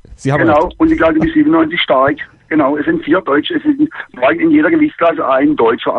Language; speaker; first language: German; native; German